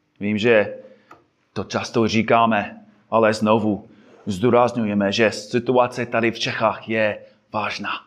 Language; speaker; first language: Czech; non-native, fluent; English